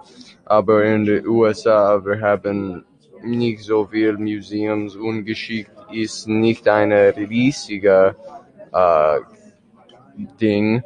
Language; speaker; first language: German; non-native, learner; English